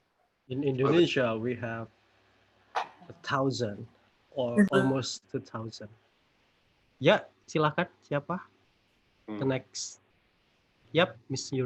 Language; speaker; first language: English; non-native, fluent; Indonesian